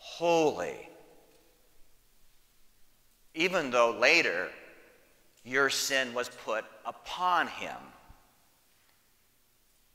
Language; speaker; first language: English; native; English